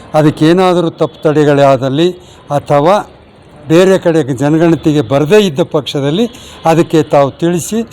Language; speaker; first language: Kannada; non-native, local second language; Lambadi